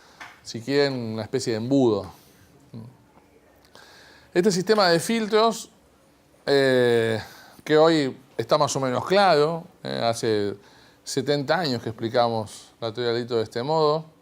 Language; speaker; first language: Spanish; native; Spanish